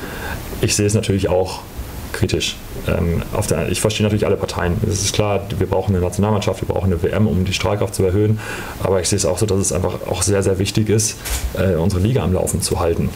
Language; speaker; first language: German; native; German